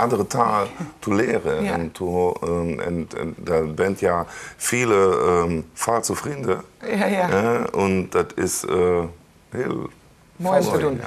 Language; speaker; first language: Dutch; non-native, learner; German